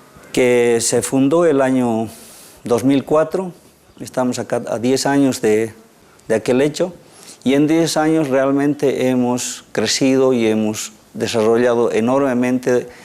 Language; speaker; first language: Spanish; native; Spanish